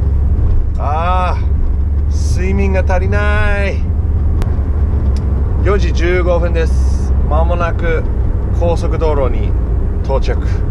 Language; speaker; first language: Japanese; non-native, fluent; English